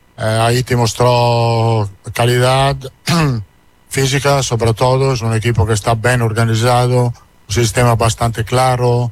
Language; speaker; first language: Portuguese; non-native, learner; Italian